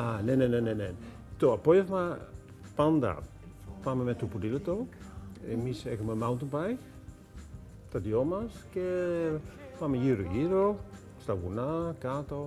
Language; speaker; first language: Greek; non-native, learner; Dutch